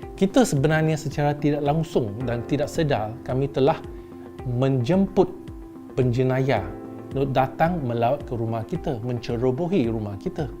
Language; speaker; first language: Malay; non-native, local second language; Chinese